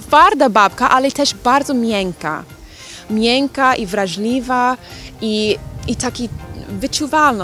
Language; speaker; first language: Polish; non-native, learner; English